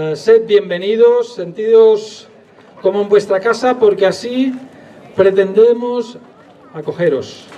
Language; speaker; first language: Spanish; non-native, local second language; Catalan